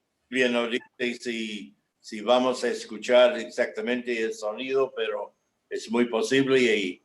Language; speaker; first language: Spanish; non-native, fluent; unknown